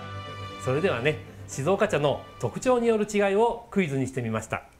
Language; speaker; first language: Japanese; native; Japanese